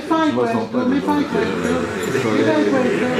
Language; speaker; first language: Italian; non-native, learner; Arabic